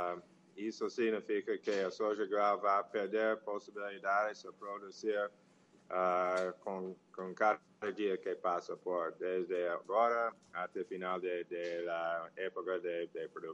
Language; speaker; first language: Portuguese; non-native, fluent; English